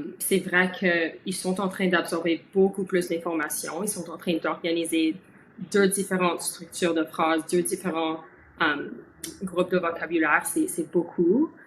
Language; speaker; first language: French; early bilingual, other home language; Italian